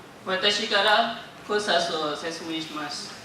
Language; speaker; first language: Japanese; non-native, learner; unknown